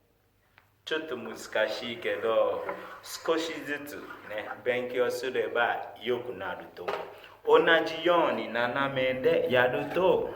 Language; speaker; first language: Japanese; non-native, fluent; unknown